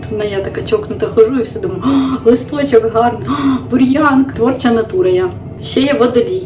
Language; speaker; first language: Ukrainian; non-native, local second language; Russian